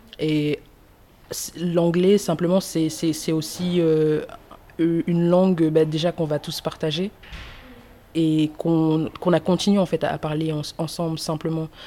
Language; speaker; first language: French; early bilingual, other home language; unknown